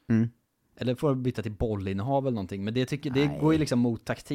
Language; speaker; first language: Swedish; native; Swedish